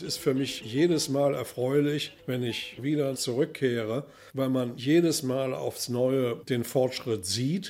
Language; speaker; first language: German; native; German